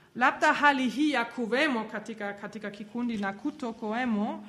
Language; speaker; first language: Swahili; non-native, fluent; German